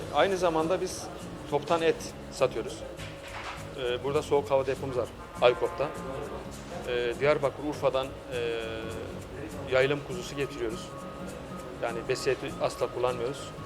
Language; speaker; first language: Turkish; native; Turkish